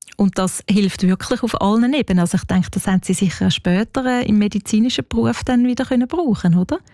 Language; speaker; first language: German; native; German